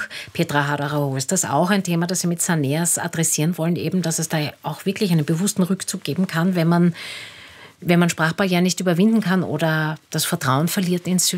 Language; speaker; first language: German; native; German